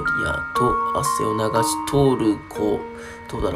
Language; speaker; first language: Japanese; native; Japanese